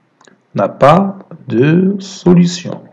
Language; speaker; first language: French; non-native, local second language; Arabic